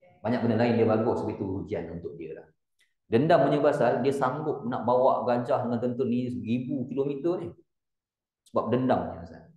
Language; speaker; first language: Malay; native; Malay